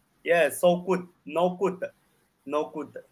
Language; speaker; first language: English; non-native, learner; Chinese